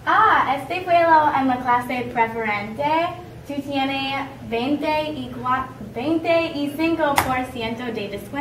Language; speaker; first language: Spanish; non-native, learner; English